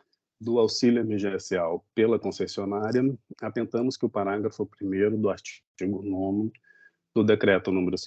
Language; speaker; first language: Portuguese; native; Portuguese